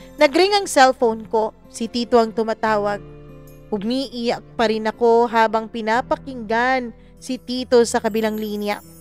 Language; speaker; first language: Filipino; non-native, local second language; Cebuano